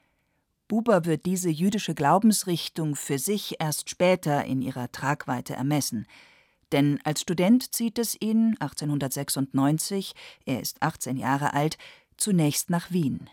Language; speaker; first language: German; native; German